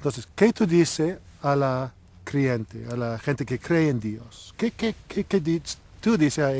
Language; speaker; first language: Spanish; non-native, learner; English